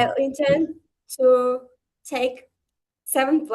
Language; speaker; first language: English; non-native, learner; Uzbek